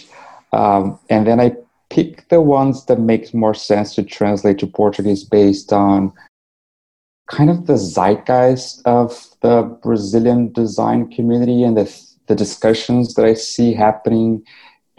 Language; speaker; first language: English; non-native, fluent; Portuguese